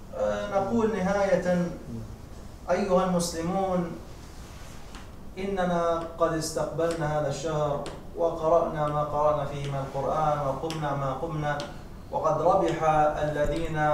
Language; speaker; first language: Arabic; native; Arabic